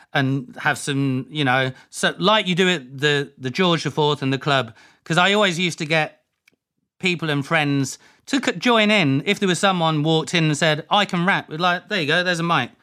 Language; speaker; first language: English; native; English